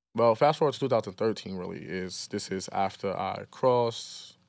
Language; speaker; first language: English; native; English